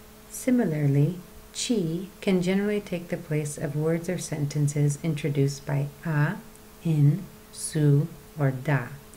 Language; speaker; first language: English; native; English